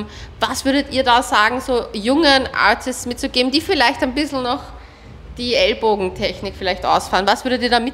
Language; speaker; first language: German; native; German